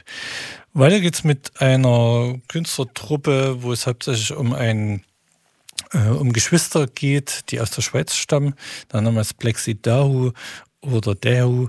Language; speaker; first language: German; native; German